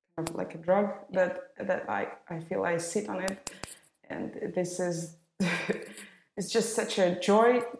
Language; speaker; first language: English; non-native, fluent; Russian